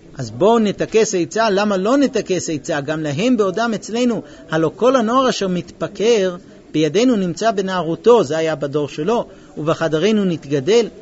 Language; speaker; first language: Hebrew; non-native, fluent; English